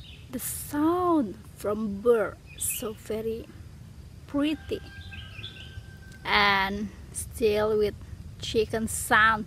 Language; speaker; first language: English; non-native, learner; Indonesian